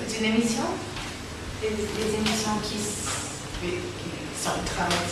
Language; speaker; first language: French; non-native, learner; Korean